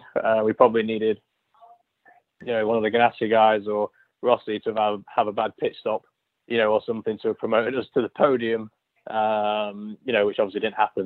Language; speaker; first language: English; native; English